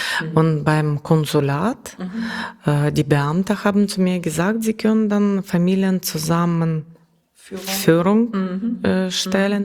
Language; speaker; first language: German; non-native, learner; Russian